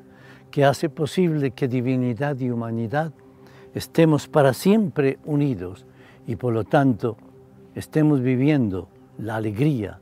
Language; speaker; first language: Spanish; native; Spanish